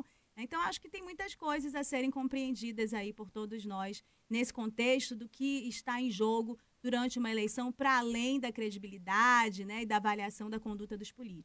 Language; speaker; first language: Portuguese; native; Portuguese